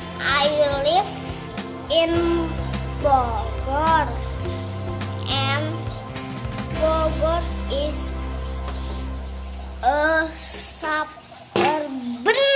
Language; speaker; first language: English; non-native, learner; Indonesian